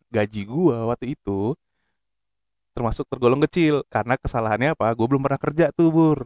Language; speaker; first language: Indonesian; native; Indonesian